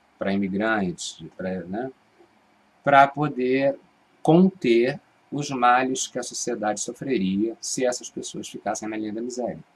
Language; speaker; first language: Portuguese; native; Portuguese